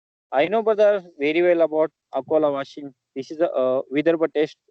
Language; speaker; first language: English; non-native, learner; Marathi